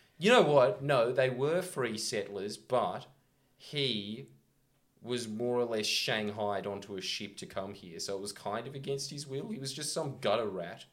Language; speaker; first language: English; native; English